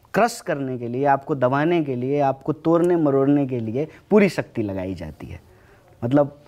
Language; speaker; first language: Hindi; native; Hindi